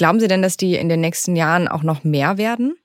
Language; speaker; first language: German; native; German